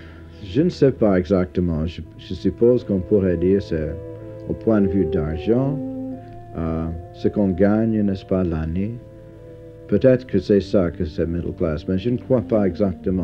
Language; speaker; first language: French; non-native, fluent; English